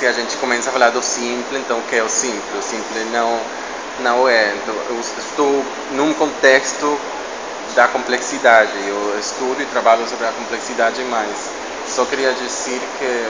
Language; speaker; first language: Portuguese; non-native, fluent; Spanish